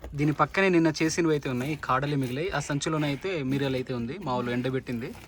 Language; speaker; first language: Telugu; non-native, local second language; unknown